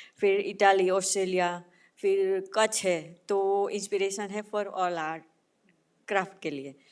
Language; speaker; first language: Hindi; non-native, local second language; Gujarati